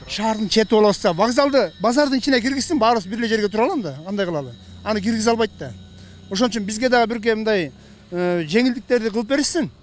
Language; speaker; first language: Kyrgyz; native; Kyrgyz